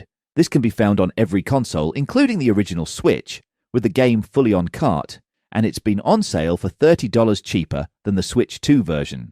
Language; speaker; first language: English; native; English